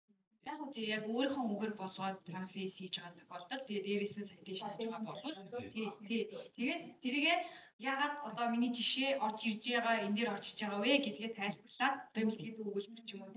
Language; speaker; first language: Mongolian; native; Mongolian